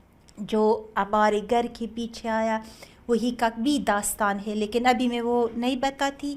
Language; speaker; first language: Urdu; non-native, learner; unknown